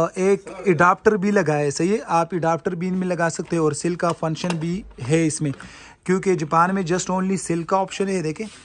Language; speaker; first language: Urdu; non-native, local second language; Pashto